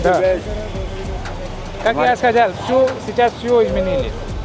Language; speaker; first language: Russian; non-native, learner; Hindi